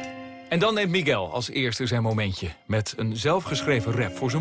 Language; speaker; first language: Dutch; native; Dutch